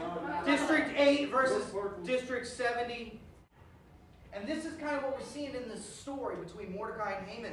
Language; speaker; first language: English; native; English